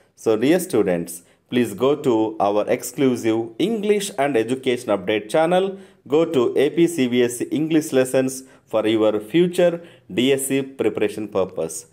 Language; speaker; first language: English; non-native, local second language; Telugu